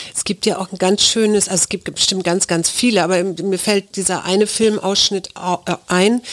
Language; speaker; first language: German; native; German